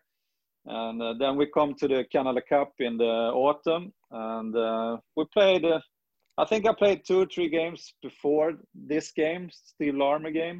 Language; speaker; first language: English; non-native, fluent; Swedish